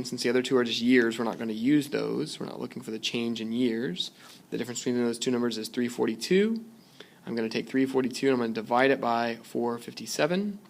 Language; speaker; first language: English; native; English